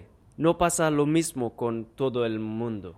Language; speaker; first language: Spanish; non-native, learner; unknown